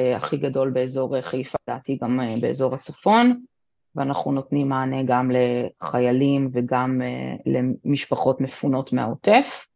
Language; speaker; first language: Hebrew; native; Hebrew